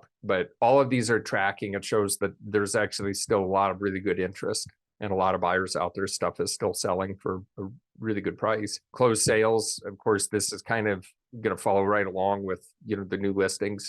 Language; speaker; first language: English; native; English